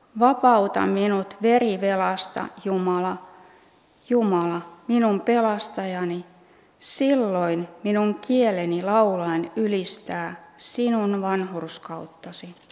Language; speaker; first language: Finnish; native; Finnish